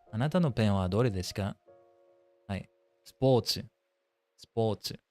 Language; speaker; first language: Japanese; non-native, learner; English